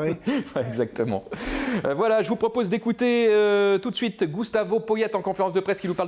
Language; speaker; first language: French; native; French